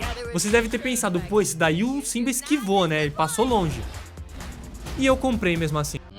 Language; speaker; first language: Portuguese; native; Portuguese